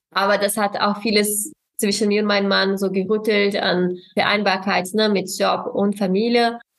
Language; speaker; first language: German; non-native, fluent; Portuguese